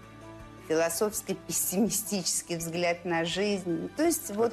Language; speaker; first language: Russian; native; Russian